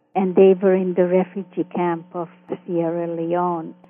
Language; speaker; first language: English; early bilingual, other home language; Hungarian